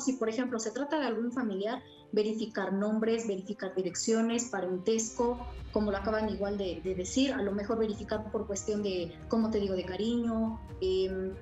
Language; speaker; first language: Spanish; native; Spanish